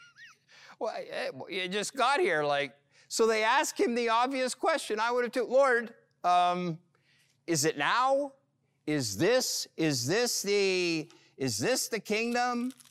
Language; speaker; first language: English; native; English